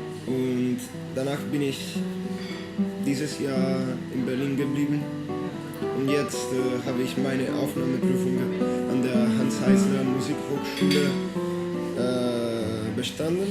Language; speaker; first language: German; non-native, fluent; Italian